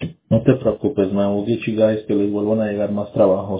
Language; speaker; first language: Spanish; early bilingual, heritage; Spanish